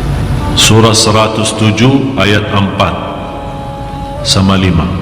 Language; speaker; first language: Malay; non-native, fluent; Arabic